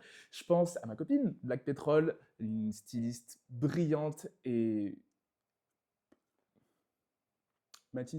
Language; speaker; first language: French; native; French